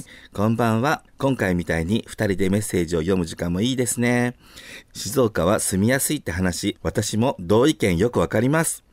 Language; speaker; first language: Japanese; native; Japanese